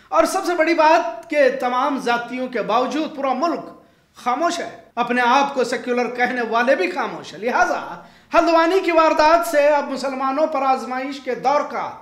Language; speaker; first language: Hindi; non-native, local second language; Urdu